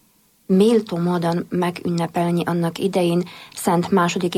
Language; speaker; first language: Hungarian; non-native, fluent; Polish